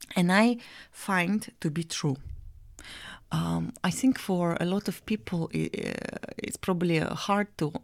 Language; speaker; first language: English; non-native, fluent; Russian